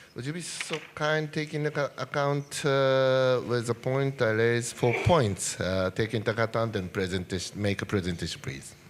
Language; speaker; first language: English; non-native, fluent; Japanese